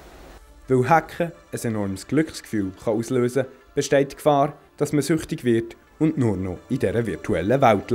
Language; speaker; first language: German; native; German